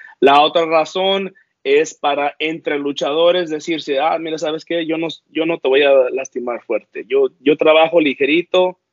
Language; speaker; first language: Spanish; early bilingual, heritage; Spanish